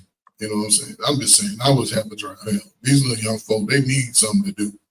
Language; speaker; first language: English; native; English